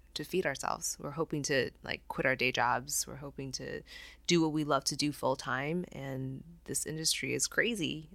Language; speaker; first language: English; non-native, fluent; Chinese